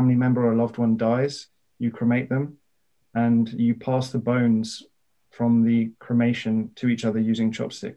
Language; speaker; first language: English; native; English